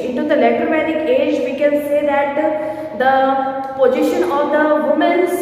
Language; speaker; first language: English; non-native, local second language; Hindi